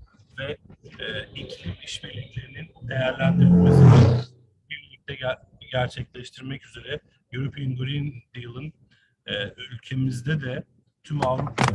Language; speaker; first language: Turkish; native; Turkish